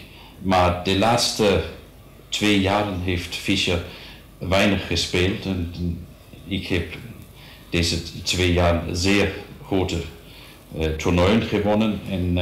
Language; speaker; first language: Dutch; non-native, fluent; Danish